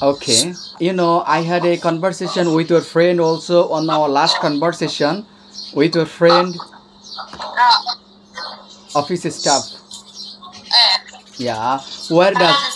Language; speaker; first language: English; non-native, learner; Bangla